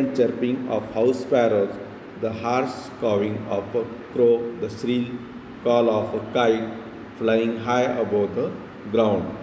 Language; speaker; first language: English; non-native, local second language; Marathi